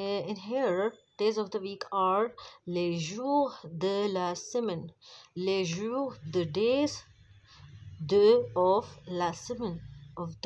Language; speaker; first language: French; non-native, fluent; Urdu